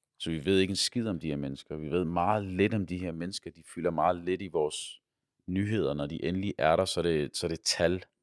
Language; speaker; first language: Danish; early bilingual, other home language; Arabic